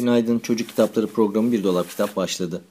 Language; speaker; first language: Turkish; native; Turkish